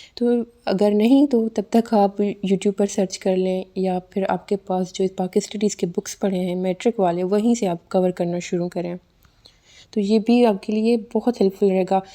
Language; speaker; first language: Urdu; non-native, local second language; Sindhi